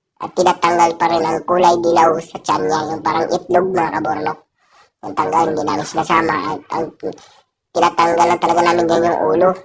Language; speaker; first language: Filipino; non-native, local second language; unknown